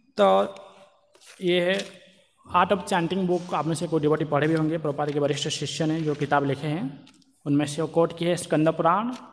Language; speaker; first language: Hindi; non-native, local second language; Marathi